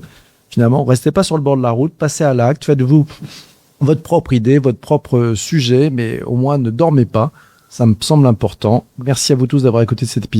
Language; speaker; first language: French; native; French